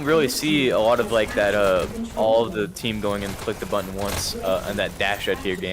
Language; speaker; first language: English; native; English